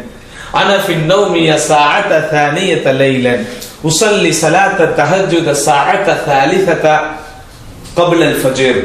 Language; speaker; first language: Arabic; non-native, fluent; Tamil